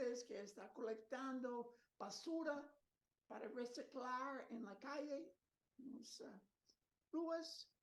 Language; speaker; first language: Spanish; non-native, learner; Portuguese